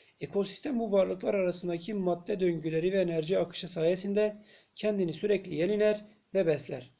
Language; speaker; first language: Turkish; native; Turkish